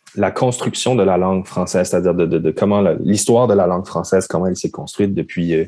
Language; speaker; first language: French; native; French